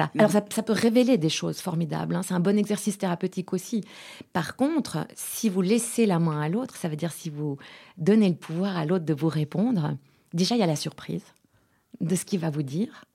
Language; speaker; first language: French; native; French